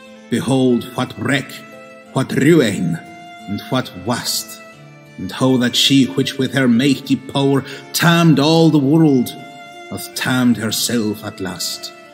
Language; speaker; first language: English; native; English